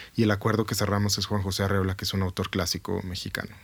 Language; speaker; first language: Spanish; native; Spanish